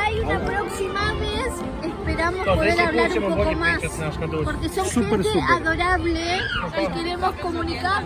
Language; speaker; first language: Spanish; native; Spanish